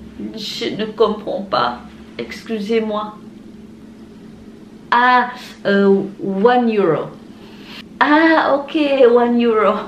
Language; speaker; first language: French; non-native, fluent; Indonesian